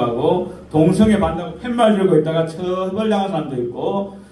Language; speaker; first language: Korean; native; Korean